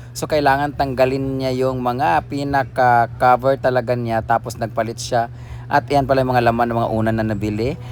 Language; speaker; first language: Filipino; non-native, local second language; Cebuano